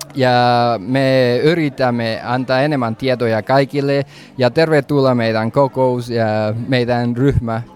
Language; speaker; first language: Finnish; non-native, learner; Spanish